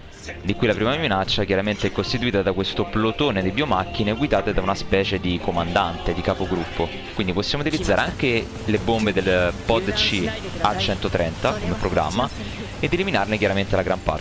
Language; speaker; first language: Italian; native; Italian